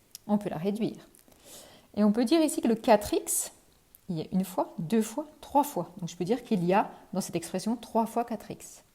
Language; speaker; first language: French; native; French